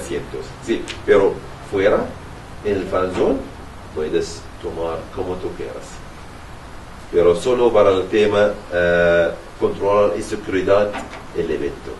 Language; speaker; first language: Spanish; non-native, learner; Arabic